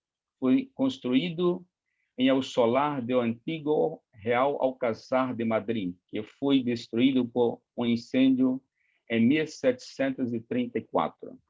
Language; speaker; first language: Spanish; non-native, learner; Portuguese